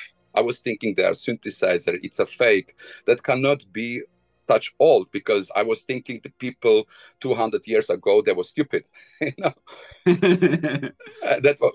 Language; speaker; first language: English; non-native, fluent; Bosnian